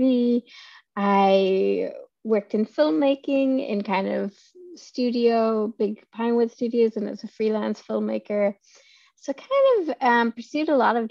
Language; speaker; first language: English; native; English